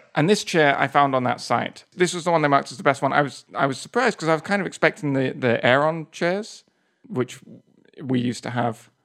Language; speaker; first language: English; native; English